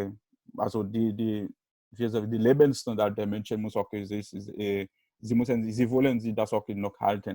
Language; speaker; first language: German; non-native, learner; Haitian Creole